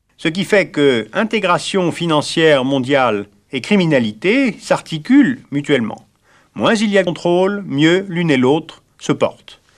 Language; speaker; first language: French; native; French